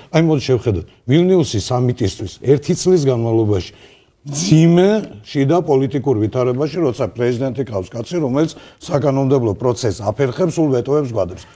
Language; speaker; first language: Georgian; native; Georgian